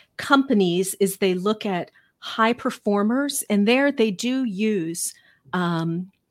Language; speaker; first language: English; native; English